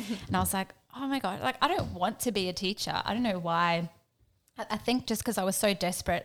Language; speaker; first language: English; native; English